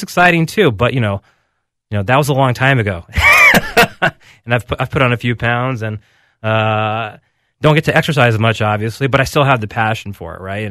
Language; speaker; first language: English; native; English